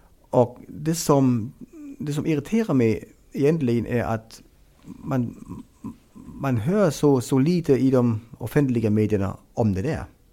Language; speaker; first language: Swedish; non-native, fluent; German